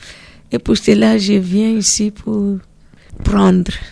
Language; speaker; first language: French; non-native, learner; Portuguese